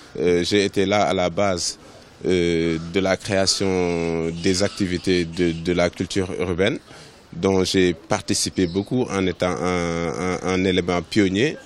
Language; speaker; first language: French; non-native, local second language; Wolof